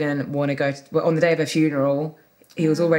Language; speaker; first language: English; native; English